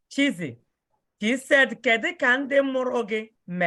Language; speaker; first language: Igbo; native; Igbo